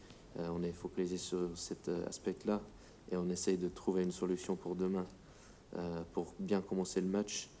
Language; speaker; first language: French; non-native, fluent; English